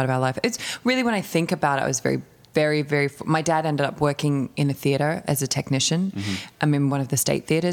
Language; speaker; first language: English; native; English